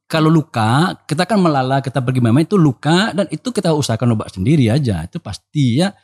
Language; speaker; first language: Indonesian; non-native, local second language; Minangkabau